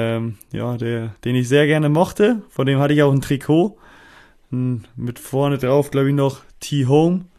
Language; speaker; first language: German; native; German